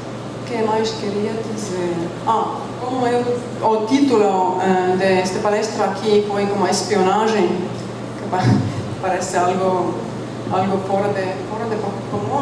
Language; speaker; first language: Portuguese; non-native, fluent; Estonian